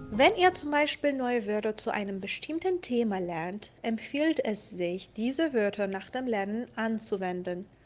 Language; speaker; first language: German; non-native, fluent; Persian